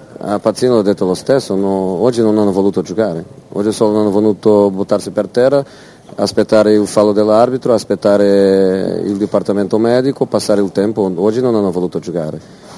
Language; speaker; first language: Italian; non-native, fluent; Portuguese